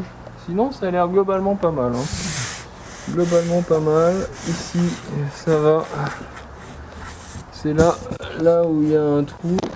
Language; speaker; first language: French; native; French